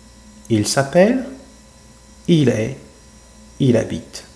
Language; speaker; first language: French; non-native, fluent; English